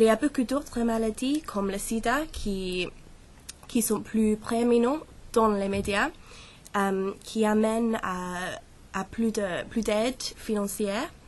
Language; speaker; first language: French; non-native, fluent; English